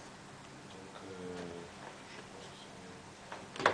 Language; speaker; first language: French; non-native, learner; Portuguese